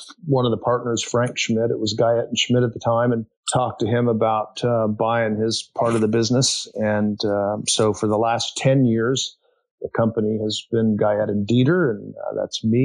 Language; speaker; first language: English; native; English